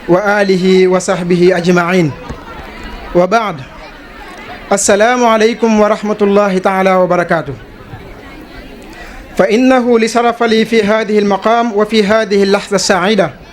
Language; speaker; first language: Arabic; non-native, fluent; Wolof